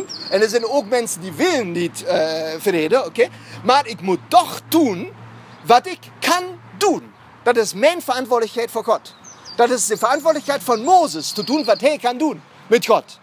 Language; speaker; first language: Dutch; non-native, fluent; German